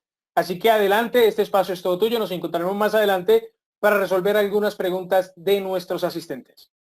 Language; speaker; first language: Spanish; native; Spanish